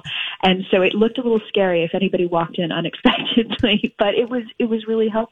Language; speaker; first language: English; native; English